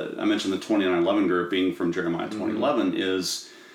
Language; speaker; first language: English; native; English